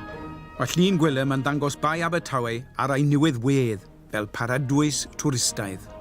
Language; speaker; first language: Welsh; native; Welsh